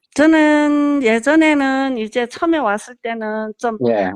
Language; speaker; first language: Korean; early bilingual, heritage; Korean